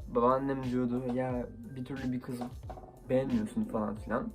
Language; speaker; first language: Turkish; early bilingual, heritage; Turkish